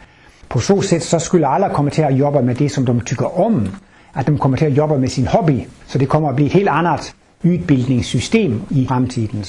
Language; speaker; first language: Swedish; non-native, fluent; Danish